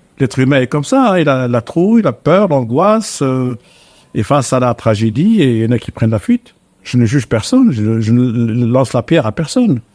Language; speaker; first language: French; non-native, local second language; Arabic